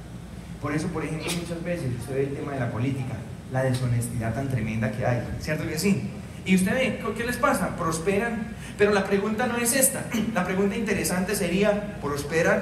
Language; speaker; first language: Spanish; native; Spanish